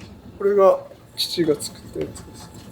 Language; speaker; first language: Japanese; native; Japanese